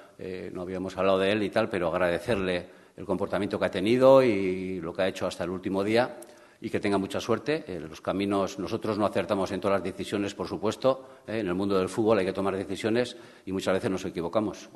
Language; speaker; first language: Spanish; native; Spanish